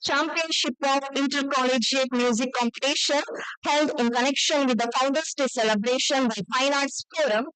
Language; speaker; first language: English; non-native, local second language; Kannada